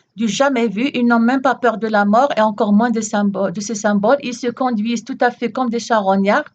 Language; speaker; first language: French; non-native, local second language; Arabic